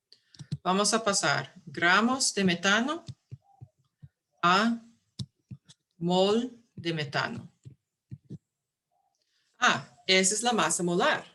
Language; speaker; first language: Spanish; early bilingual, heritage; English